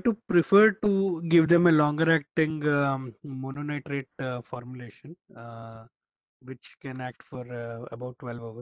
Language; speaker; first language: English; non-native, local second language; Telugu